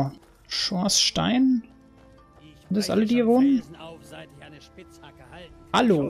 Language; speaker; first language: German; native; German